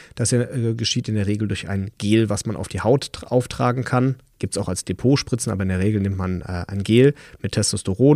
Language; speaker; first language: German; native; German